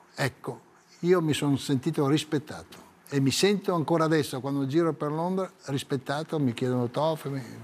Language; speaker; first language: Italian; native; Italian